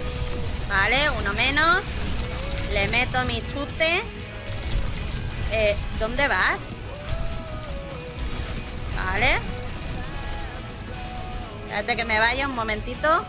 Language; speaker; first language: Spanish; native; Spanish